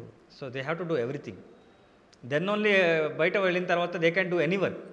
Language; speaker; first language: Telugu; non-native, learner; Kannada